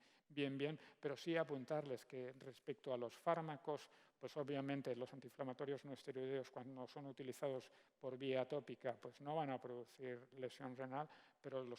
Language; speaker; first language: Spanish; native; Spanish